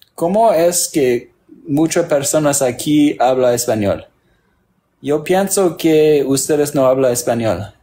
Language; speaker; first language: Spanish; non-native, learner; English